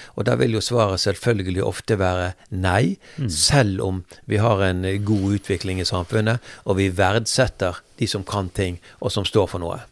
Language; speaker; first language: Norwegian; native; Norwegian